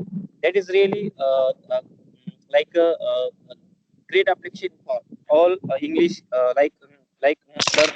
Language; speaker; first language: English; non-native, learner; Marathi